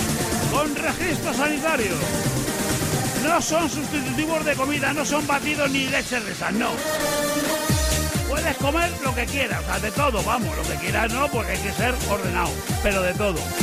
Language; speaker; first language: Spanish; native; Spanish